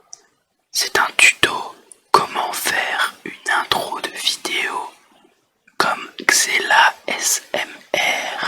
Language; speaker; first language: French; native; French